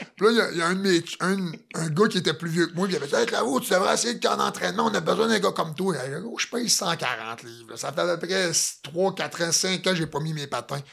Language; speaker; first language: French; native; French